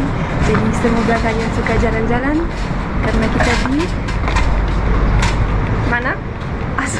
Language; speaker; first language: Indonesian; non-native, learner; English